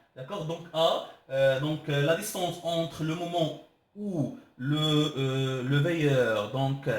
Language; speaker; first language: French; non-native, local second language; Arabic